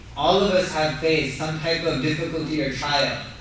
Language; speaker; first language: English; native; English